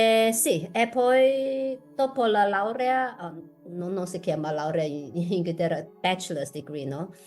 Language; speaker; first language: Italian; non-native, fluent; Chinese